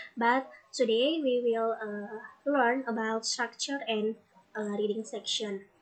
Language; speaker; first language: English; non-native, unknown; Indonesian